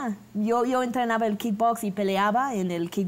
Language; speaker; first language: Spanish; non-native, fluent; English